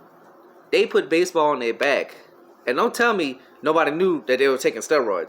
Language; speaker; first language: English; native; English